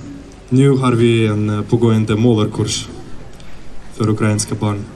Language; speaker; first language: Swedish; non-native, fluent; Ukrainian